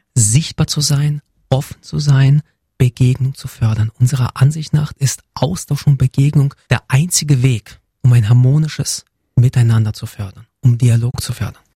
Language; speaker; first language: German; early bilingual, other home language; Russian